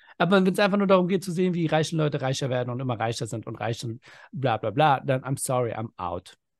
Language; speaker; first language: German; early bilingual, other home language; Persian